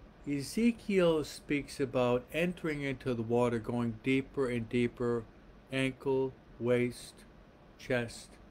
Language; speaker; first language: English; native; English